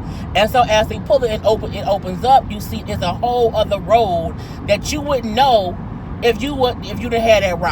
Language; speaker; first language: English; native; English